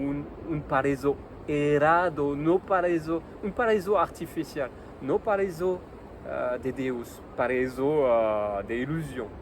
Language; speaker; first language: Portuguese; non-native, learner; French